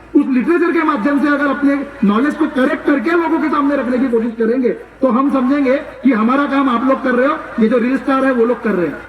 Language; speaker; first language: Hindi; non-native, local second language; Marathi